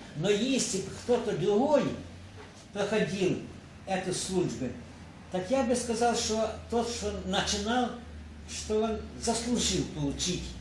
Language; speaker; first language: Russian; non-native, local second language; Ukrainian